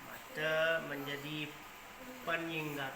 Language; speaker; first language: Indonesian; non-native, learner; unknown